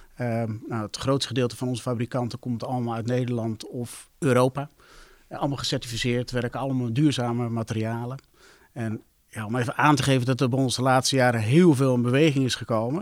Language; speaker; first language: Dutch; native; Dutch